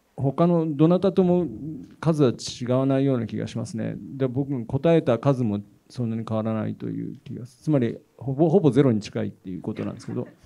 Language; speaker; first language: Japanese; native; Japanese